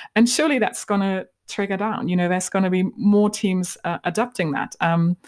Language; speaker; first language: English; non-native, fluent; German